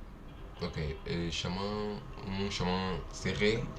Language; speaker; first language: French; non-native, learner; Portuguese